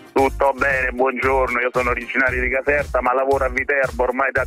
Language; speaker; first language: Italian; native; Italian